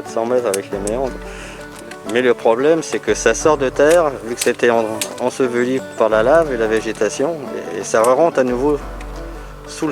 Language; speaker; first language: French; native; French